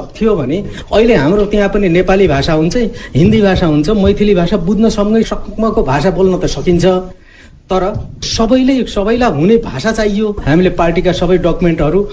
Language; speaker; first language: Nepali; non-native, local second language; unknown